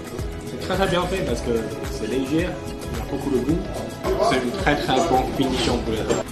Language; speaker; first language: French; non-native, learner; Chinese